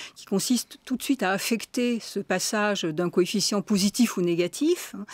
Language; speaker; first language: French; native; French